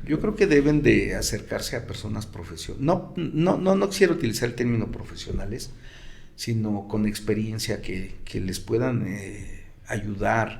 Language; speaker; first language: Spanish; native; Spanish